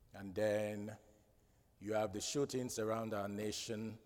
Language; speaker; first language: English; non-native, local second language; Krio